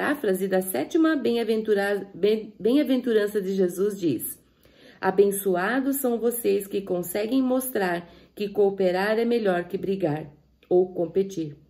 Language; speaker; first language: Portuguese; native; Portuguese